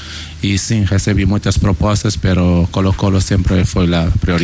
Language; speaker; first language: Portuguese; non-native, local second language; Kabuverdianu